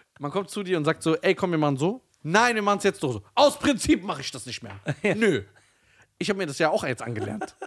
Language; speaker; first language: German; early bilingual, other home language; Persian